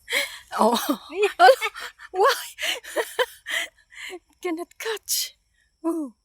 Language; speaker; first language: English; non-native, learner; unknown